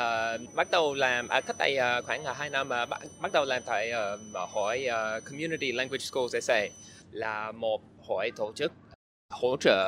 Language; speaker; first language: Vietnamese; non-native, learner; English